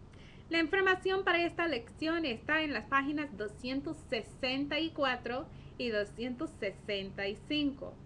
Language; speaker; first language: Spanish; non-native, fluent; English